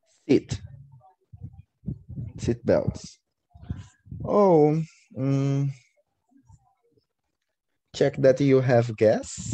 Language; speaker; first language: English; non-native, learner; Portuguese